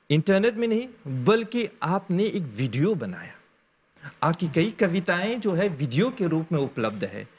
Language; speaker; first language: Hindi; non-native, local second language; Morisyen